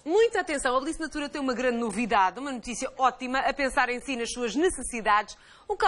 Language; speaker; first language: Portuguese; native; Portuguese